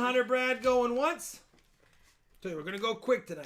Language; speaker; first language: English; native; English